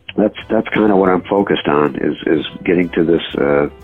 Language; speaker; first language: English; native; English